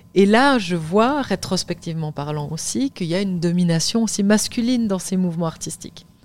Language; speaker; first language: French; native; French